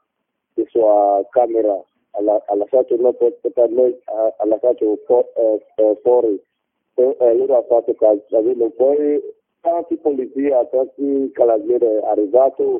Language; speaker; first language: Italian; non-native, learner; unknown